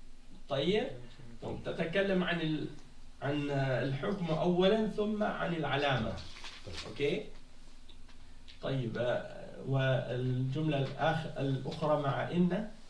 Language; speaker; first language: Arabic; non-native, fluent; French